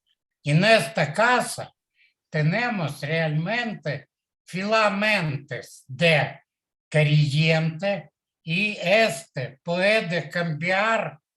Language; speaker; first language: Spanish; non-native, learner; Russian